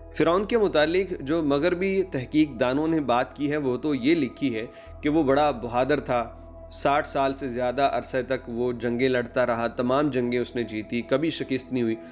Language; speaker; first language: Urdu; non-native, local second language; Punjabi